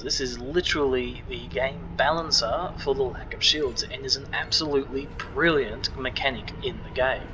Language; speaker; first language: English; native; English